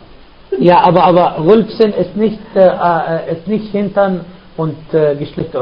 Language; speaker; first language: German; non-native, fluent; Arabic